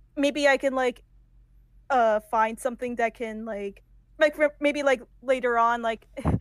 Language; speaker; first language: English; native; English